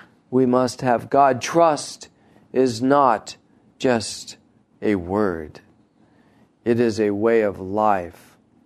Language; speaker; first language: English; native; English